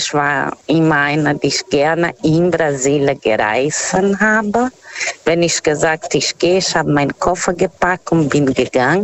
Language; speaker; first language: German; non-native, fluent; Portuguese